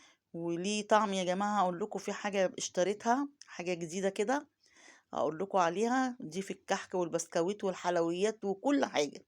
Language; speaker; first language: Arabic; native; Arabic